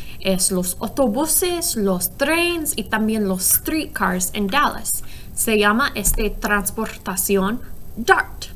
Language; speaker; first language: Spanish; non-native, learner; English